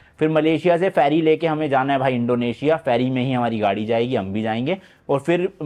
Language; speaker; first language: Hindi; native; Hindi